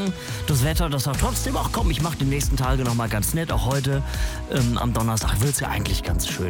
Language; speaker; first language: German; native; German